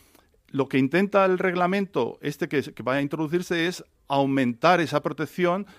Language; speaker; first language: Spanish; native; Spanish